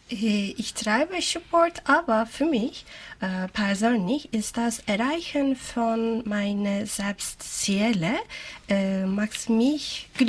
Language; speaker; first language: German; non-native, learner; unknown